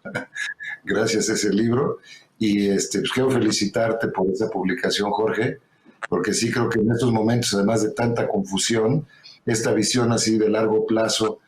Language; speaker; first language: Spanish; native; Spanish